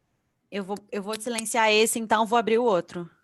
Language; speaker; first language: Portuguese; native; Portuguese